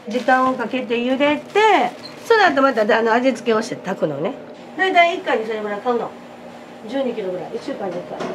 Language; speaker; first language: Japanese; native; Japanese